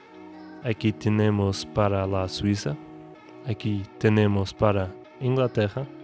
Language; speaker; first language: Spanish; non-native, learner; Portuguese